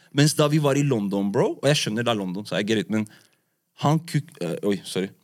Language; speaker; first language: Norwegian; early bilingual, other home language; Kurdish